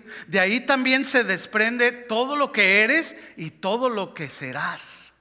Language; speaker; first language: Spanish; native; Spanish